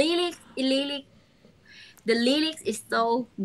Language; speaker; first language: English; non-native, learner; Thai